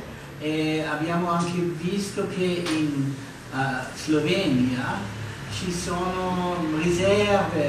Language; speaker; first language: Italian; non-native, fluent; German